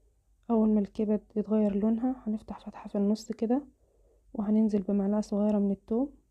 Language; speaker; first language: Arabic; native; Arabic